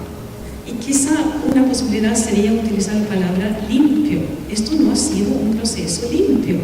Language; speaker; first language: Spanish; non-native, fluent; Swedish